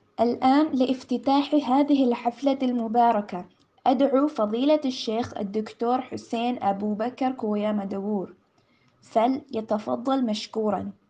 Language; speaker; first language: Arabic; non-native, learner; Malayalam